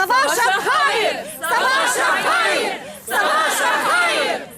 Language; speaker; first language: Turkish; non-native, fluent; Ukrainian